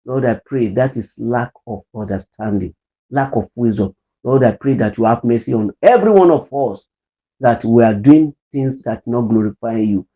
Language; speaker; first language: English; non-native, local second language; Yoruba